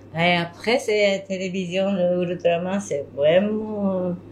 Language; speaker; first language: French; non-native, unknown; Japanese